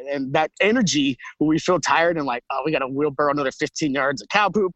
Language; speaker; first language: English; native; English